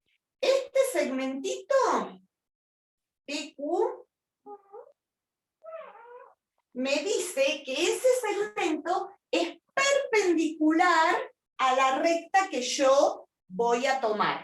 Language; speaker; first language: Spanish; native; Spanish